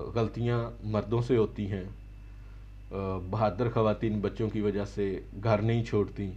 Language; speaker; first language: Urdu; native; Urdu